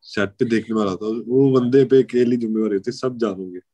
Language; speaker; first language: Hindi; non-native, local second language; Punjabi